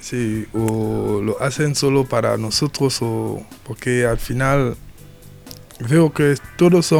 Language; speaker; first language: Spanish; non-native, learner; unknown